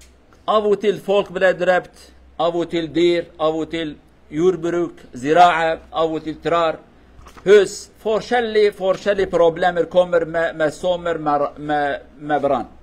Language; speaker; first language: Norwegian; non-native, learner; Kurdish